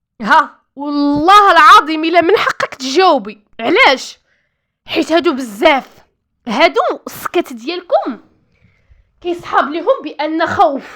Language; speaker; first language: Arabic; native; Arabic